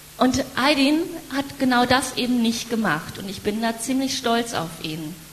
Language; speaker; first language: German; native; German